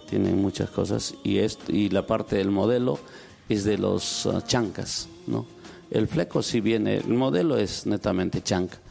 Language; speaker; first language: Spanish; non-native, local second language; Quechua